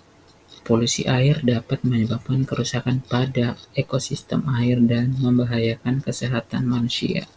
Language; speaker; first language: Indonesian; native; Indonesian